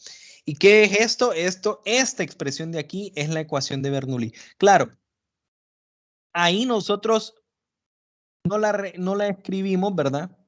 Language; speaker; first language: Spanish; native; Spanish